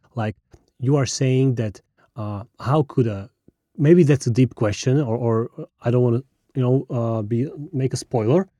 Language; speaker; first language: English; non-native, fluent; Slovak